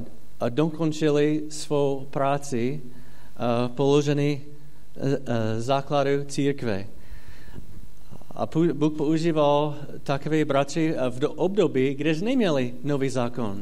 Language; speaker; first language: Czech; non-native, fluent; English